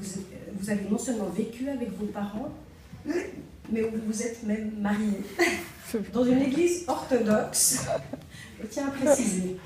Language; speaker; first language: French; native; French